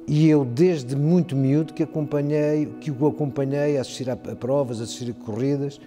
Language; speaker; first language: Portuguese; native; Portuguese